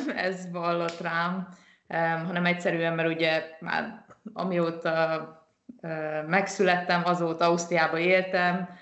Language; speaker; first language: Hungarian; early bilingual, heritage; Hungarian